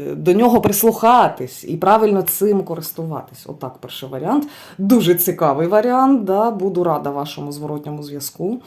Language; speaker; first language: Ukrainian; non-native, local second language; Russian